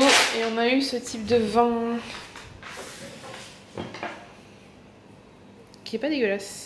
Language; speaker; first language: French; native; French